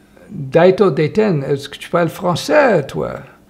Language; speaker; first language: French; non-native, local second language; English